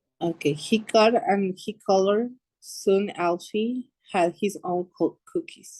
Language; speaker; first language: English; early bilingual, other home language; Spanish